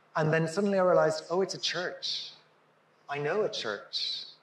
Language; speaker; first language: English; native; English